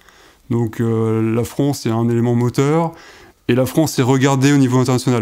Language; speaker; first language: French; native; French